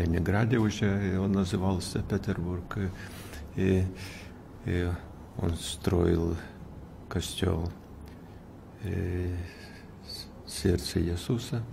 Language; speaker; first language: Russian; non-native, fluent; Lithuanian